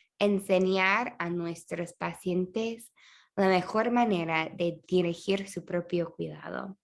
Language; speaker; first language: Spanish; non-native, fluent; English